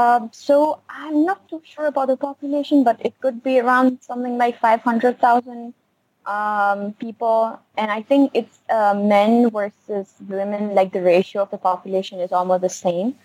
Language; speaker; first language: English; non-native, local second language; Khowar